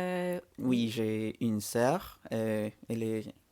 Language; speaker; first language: French; non-native, fluent; Spanish